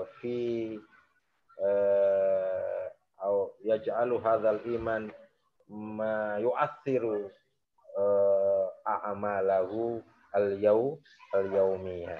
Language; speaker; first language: Arabic; non-native, fluent; Indonesian